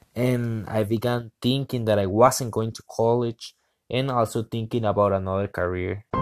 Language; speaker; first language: English; non-native, fluent; Spanish